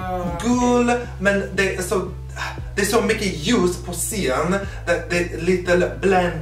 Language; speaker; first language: Swedish; non-native, fluent; English